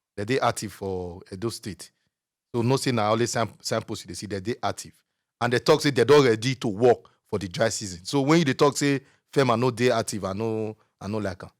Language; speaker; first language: Nigerian Pidgin; native; Nigerian Pidgin